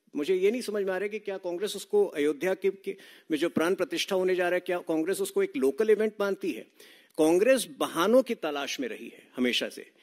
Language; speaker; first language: Hindi; native; Hindi